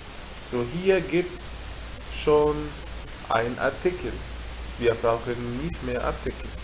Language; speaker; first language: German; non-native, fluent; Arabic